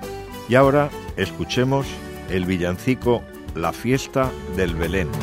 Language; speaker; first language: Spanish; native; Spanish